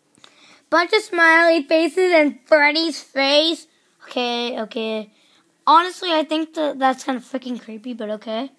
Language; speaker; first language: English; native; English